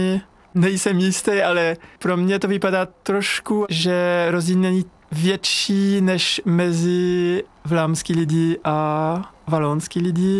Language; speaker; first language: Czech; non-native, learner; French